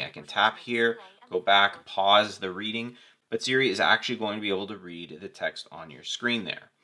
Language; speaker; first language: English; native; English